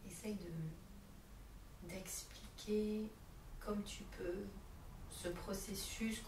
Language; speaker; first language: French; native; French